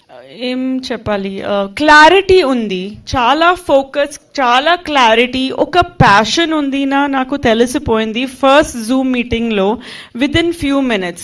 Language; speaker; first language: Telugu; non-native, fluent; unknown